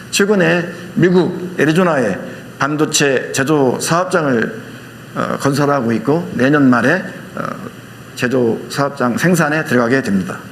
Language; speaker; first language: Korean; native; Korean